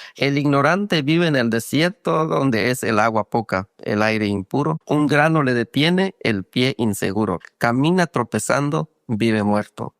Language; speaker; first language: Spanish; non-native, local second language; Kaqchikel